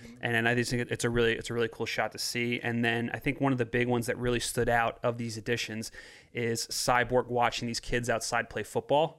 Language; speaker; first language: English; native; English